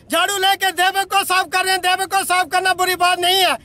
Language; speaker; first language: Hindi; native; Hindi